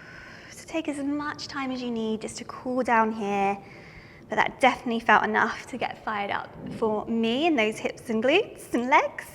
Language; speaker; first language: English; native; English